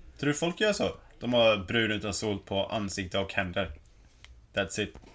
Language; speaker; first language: Swedish; early bilingual, other home language; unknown